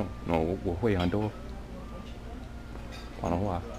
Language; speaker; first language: Chinese; non-native, fluent; English